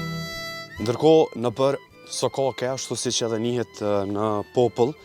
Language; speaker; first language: Albanian; native; Albanian